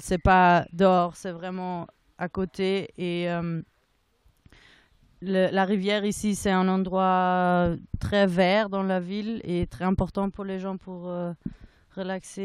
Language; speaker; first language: French; non-native, fluent; German